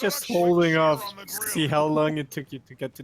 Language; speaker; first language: English; native; English